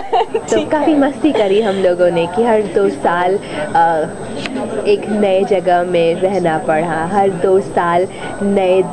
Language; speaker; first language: Hindi; native; Hindi